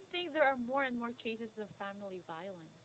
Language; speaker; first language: English; non-native, fluent; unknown